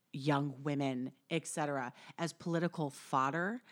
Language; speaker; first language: English; native; English